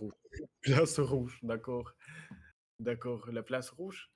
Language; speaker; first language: French; non-native, learner; Russian